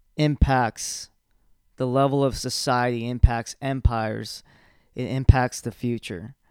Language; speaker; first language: English; early bilingual, other home language; Spanish